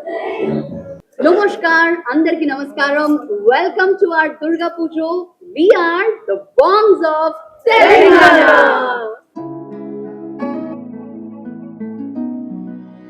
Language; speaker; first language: Telugu; non-native, local second language; Bangla